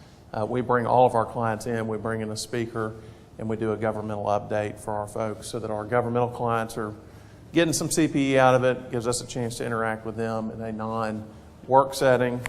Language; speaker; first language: English; native; English